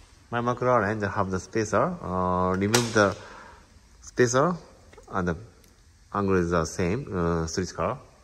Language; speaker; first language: English; non-native, learner; Japanese